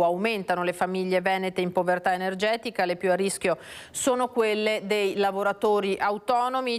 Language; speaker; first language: Italian; native; Italian